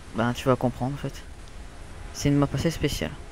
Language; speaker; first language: French; native; French